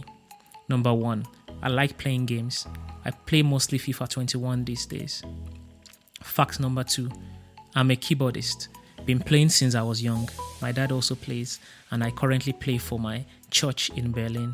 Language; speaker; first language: English; non-native, local second language; Yoruba